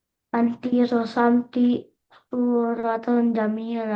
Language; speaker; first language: Arabic; non-native, learner; Indonesian